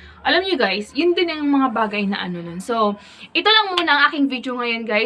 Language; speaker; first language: Filipino; native; Filipino